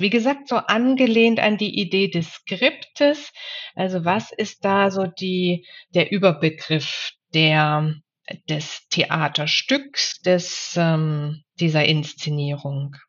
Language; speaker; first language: German; native; German